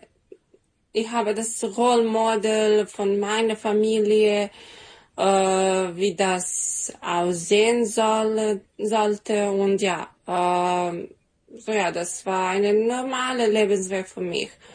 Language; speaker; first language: German; non-native, learner; Serbian